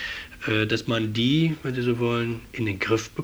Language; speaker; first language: German; native; German